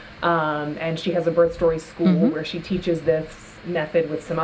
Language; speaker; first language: English; native; English